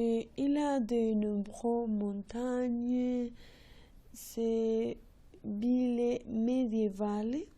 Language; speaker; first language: French; non-native, learner; Spanish